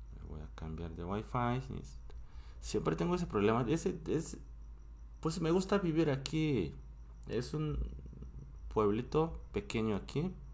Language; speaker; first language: Spanish; non-native, fluent; Korean